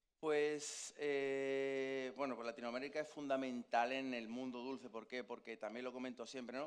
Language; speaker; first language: Spanish; native; Spanish